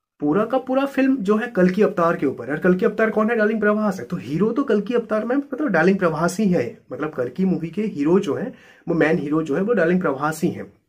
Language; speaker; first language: Hindi; native; Hindi